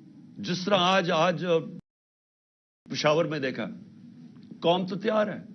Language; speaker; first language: Urdu; native; Urdu